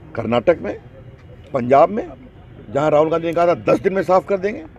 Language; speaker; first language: Hindi; native; Hindi